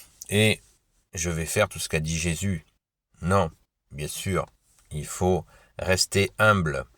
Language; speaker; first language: French; native; French